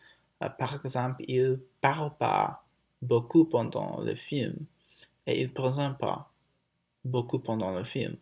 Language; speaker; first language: French; non-native, learner; English